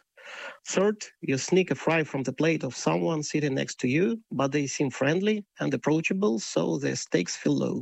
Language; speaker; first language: English; non-native, fluent; Russian